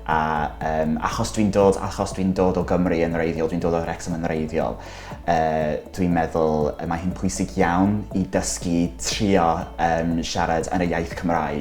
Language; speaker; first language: Welsh; non-native, local second language; English